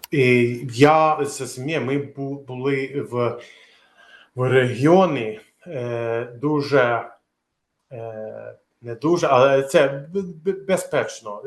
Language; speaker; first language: Ukrainian; non-native, learner; Swedish